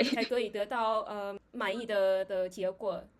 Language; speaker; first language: Chinese; non-native, fluent; Vietnamese